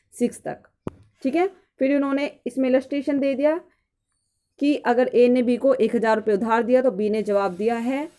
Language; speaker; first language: Hindi; native; Hindi